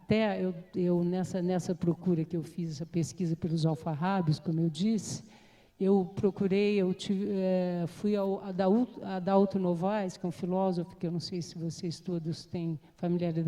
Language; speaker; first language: Portuguese; native; Portuguese